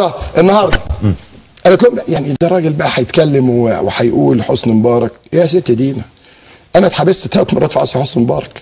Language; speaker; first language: Arabic; native; Arabic